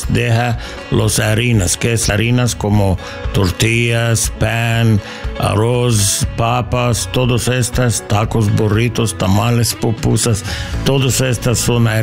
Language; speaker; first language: Spanish; non-native, learner; English